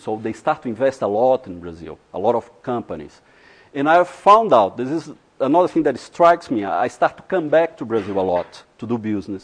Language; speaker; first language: English; non-native, fluent; Portuguese